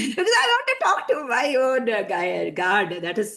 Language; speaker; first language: English; non-native, local second language; Telugu